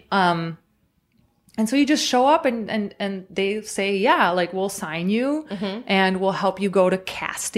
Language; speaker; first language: English; early bilingual, other home language; Croatian